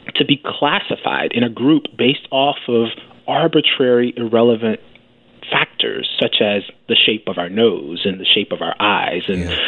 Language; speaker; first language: English; native; English